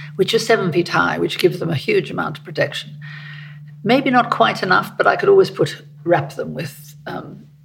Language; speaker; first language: English; native; English